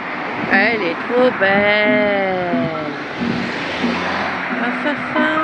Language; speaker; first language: French; native; French